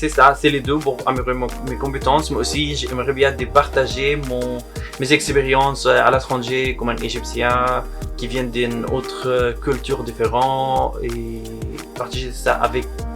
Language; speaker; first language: French; non-native, learner; Arabic